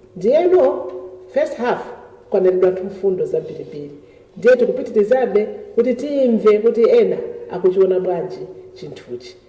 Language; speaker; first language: Nyanja; native; Nyanja